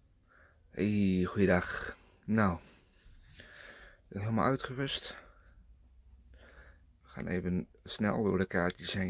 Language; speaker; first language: Dutch; native; Dutch